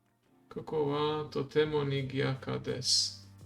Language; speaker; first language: Japanese; non-native, learner; English